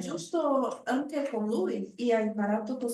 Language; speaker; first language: Italian; non-native, learner; Portuguese